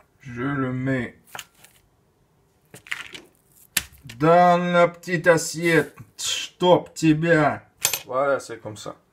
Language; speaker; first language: French; non-native, learner; Russian